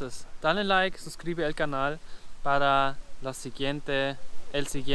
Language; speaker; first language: Spanish; non-native, learner; German